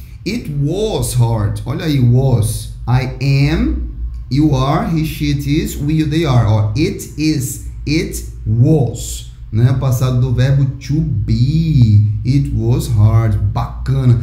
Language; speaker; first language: English; non-native, fluent; Portuguese